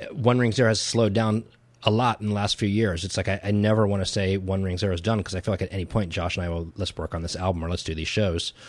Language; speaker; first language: English; native; English